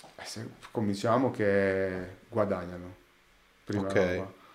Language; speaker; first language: Italian; non-native, learner; Greek